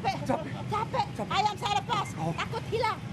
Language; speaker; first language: Indonesian; non-native, local second language; Sasak